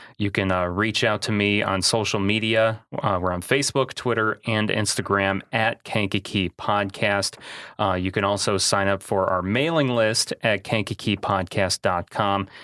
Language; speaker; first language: English; native; English